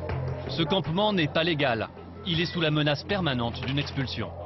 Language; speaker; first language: French; native; French